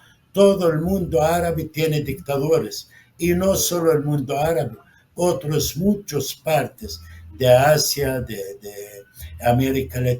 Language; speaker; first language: Spanish; non-native, fluent; Arabic